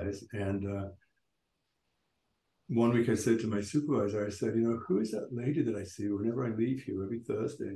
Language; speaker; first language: English; native; English